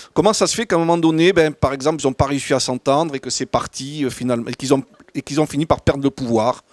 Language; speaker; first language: French; native; French